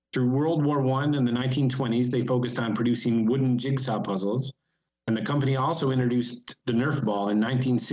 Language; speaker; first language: English; native; English